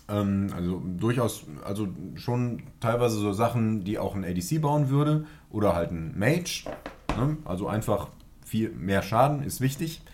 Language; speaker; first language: German; native; German